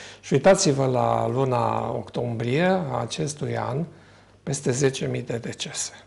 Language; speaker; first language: Romanian; native; Romanian